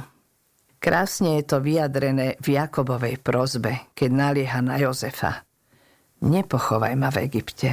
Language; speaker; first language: Slovak; native; Slovak